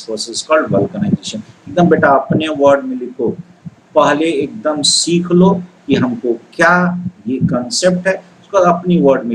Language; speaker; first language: Hindi; native; Hindi